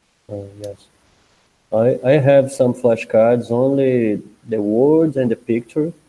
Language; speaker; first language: English; non-native, learner; Portuguese